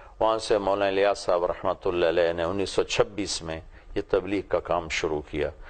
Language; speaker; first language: Urdu; non-native, local second language; Punjabi